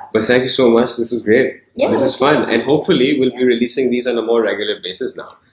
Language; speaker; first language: English; non-native, local second language; Urdu